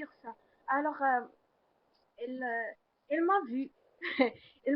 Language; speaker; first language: French; non-native, learner; Arabic